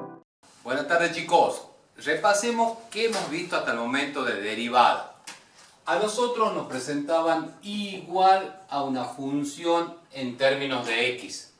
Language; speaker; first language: Spanish; native; Spanish